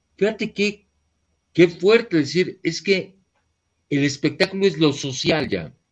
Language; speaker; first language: Spanish; native; Spanish